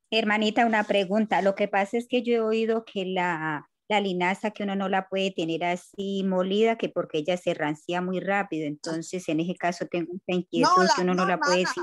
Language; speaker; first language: Spanish; native; Spanish